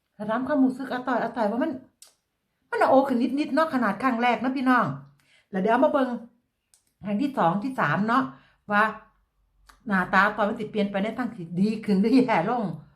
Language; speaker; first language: Thai; native; Thai